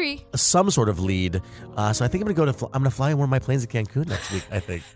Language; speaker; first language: English; native; English